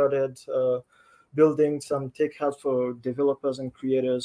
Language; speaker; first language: English; non-native, local second language; Kinyarwanda